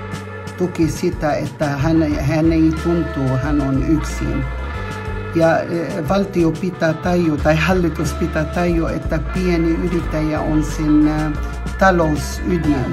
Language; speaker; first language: Finnish; non-native, fluent; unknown